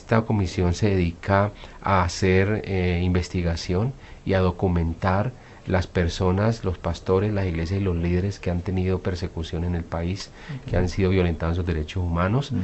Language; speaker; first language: Spanish; native; Spanish